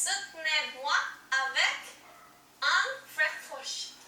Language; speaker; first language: French; non-native, learner; Korean